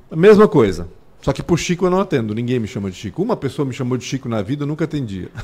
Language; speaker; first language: Portuguese; early bilingual, other home language; Spanish